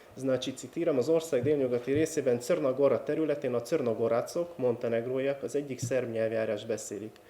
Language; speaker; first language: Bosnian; non-native, fluent; Hungarian